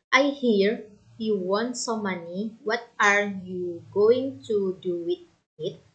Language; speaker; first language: English; non-native, learner; Indonesian